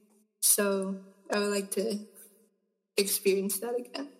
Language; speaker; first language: English; early bilingual, other home language; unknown